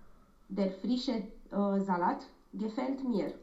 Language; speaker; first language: German; non-native, learner; Romanian